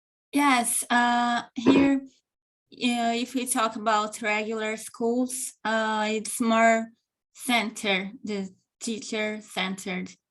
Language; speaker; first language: English; non-native, local second language; Portuguese